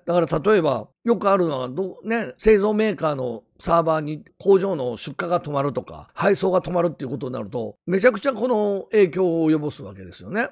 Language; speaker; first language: Japanese; native; Japanese